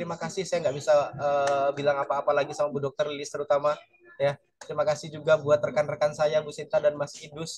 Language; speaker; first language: Indonesian; native; Indonesian